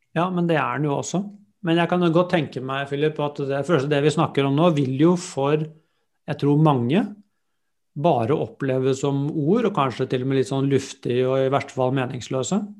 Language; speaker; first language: Norwegian; native; Norwegian